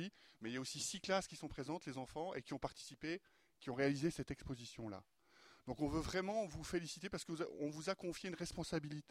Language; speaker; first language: French; native; French